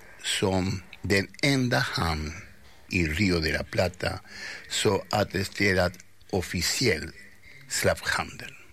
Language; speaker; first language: Swedish; non-native, fluent; Spanish